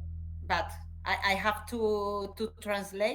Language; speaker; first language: English; non-native, learner; Spanish